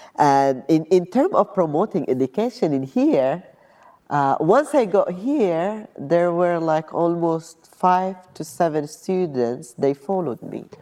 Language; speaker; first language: English; non-native, fluent; Arabic